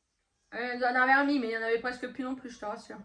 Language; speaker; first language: French; native; French